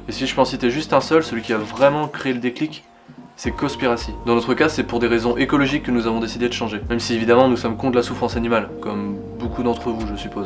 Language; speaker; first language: French; native; French